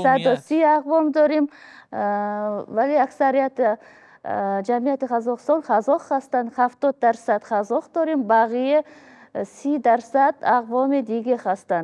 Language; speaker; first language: Persian; non-native, fluent; Kazakh